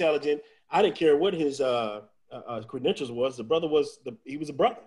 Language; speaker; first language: English; native; English